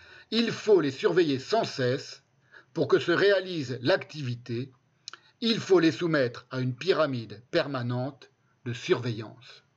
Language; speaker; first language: French; native; French